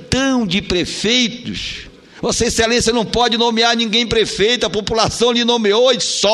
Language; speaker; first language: Portuguese; native; Portuguese